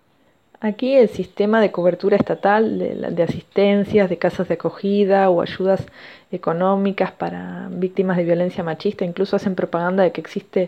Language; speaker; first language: Spanish; native; Spanish